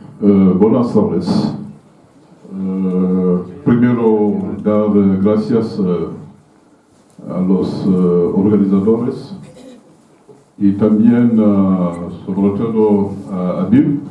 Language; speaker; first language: Spanish; non-native, fluent; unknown